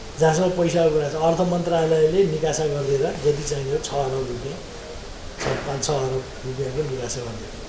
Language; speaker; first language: Nepali; native; Nepali